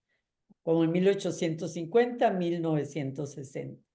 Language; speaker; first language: Spanish; native; Spanish